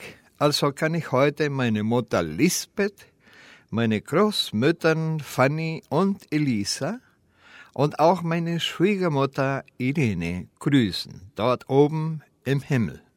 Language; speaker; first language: German; early bilingual, heritage; Spanish